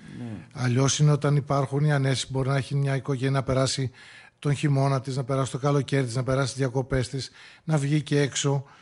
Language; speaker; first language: Greek; native; Greek